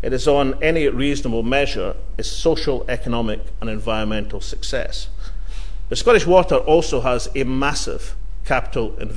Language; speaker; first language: English; native; English